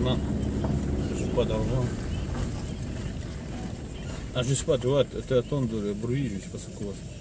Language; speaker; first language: French; non-native, learner; Polish